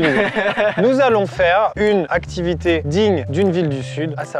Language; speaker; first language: French; native; French